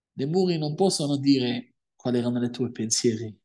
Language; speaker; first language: Italian; non-native, fluent; Spanish